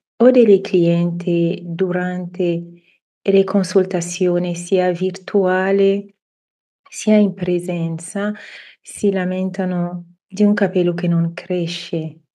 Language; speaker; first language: Italian; non-native, fluent; French